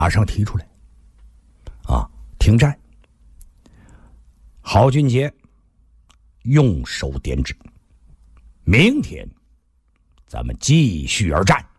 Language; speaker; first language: Chinese; native; Chinese